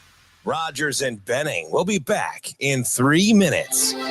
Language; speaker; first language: English; native; English